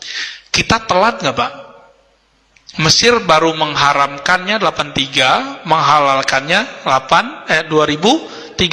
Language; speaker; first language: Indonesian; native; Indonesian